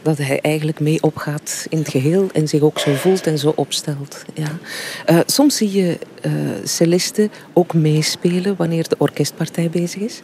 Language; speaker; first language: Dutch; native; Dutch